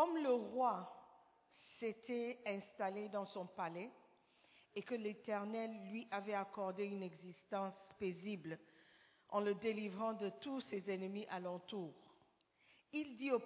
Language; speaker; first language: French; non-native, fluent; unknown